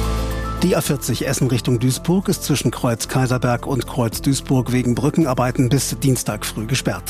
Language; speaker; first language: German; native; German